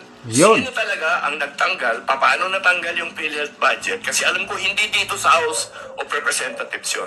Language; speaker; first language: Filipino; native; Filipino